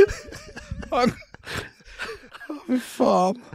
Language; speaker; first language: Norwegian; native; Norwegian